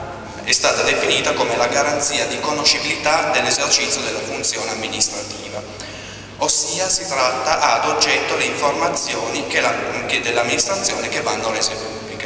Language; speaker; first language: Italian; native; Italian